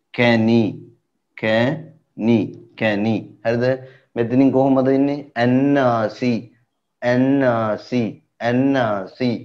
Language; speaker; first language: Sinhala; native; Sinhala